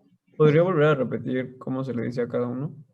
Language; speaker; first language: Spanish; native; Spanish